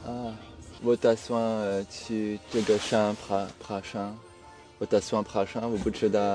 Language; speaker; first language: Chinese; non-native, learner; French